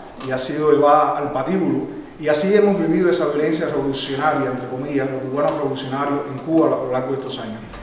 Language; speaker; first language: Spanish; native; Spanish